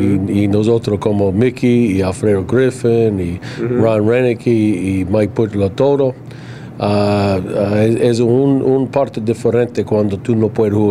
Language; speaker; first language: Spanish; non-native, learner; English